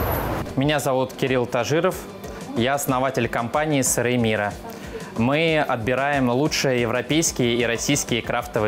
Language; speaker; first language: Russian; native; Russian